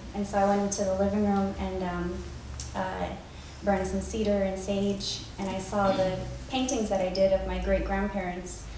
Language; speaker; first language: English; native; English